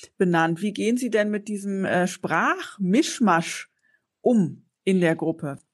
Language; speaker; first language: German; native; German